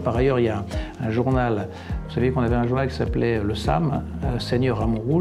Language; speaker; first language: French; native; French